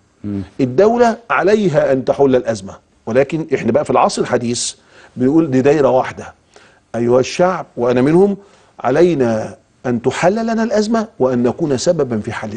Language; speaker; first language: Arabic; native; Arabic